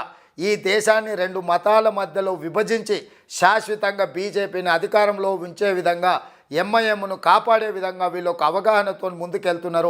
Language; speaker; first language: Telugu; native; Telugu